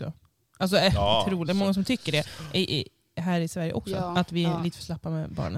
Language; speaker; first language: Swedish; native; Swedish